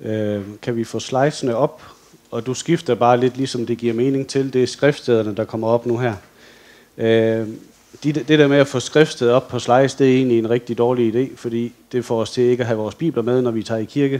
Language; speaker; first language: Danish; native; Danish